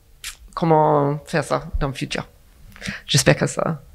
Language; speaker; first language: French; non-native, fluent; English